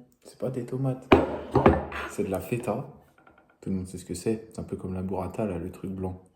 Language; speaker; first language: French; native; French